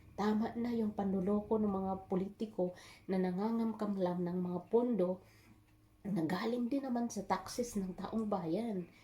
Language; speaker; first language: Filipino; non-native, local second language; Waray